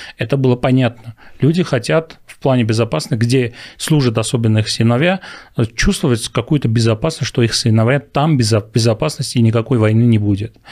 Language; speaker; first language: Russian; non-native, local second language; Armenian